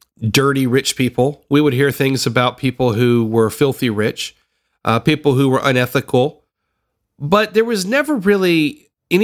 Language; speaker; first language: English; native; English